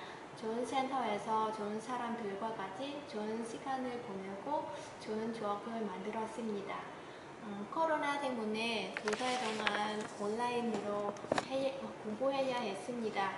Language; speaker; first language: Korean; non-native, learner; Vietnamese